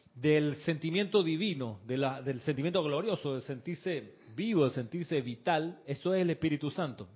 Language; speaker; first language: Spanish; native; Spanish